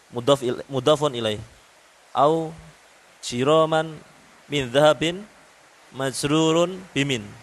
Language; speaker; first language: Arabic; non-native, learner; Indonesian